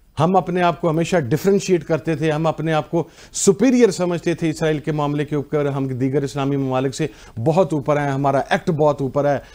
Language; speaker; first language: Urdu; non-native, local second language; Punjabi